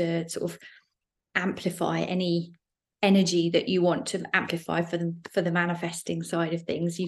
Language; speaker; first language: English; native; English